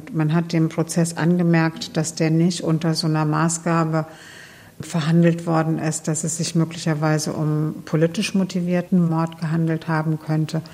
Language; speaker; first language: German; native; German